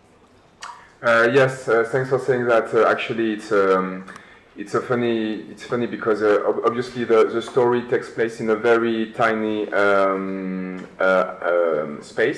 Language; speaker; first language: English; non-native, fluent; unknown